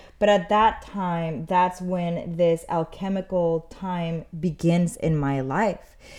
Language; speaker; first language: English; early bilingual, other home language; Spanish